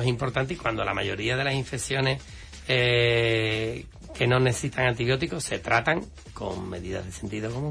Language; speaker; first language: Spanish; native; Spanish